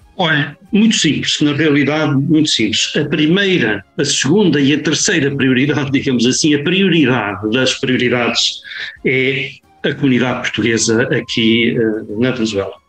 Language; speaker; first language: Portuguese; native; Portuguese